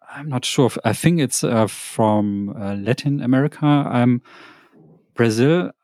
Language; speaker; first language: English; non-native, fluent; German